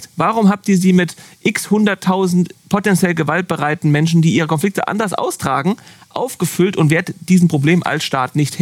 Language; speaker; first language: German; native; German